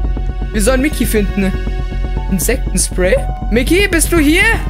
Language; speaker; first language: German; native; German